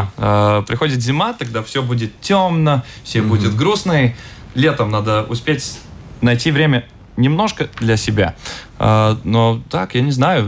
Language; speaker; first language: Russian; non-native, local second language; Latvian